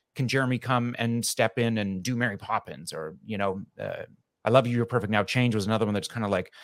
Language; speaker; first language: English; native; English